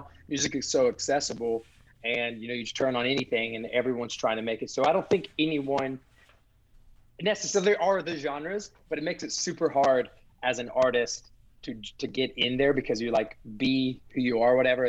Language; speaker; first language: English; native; English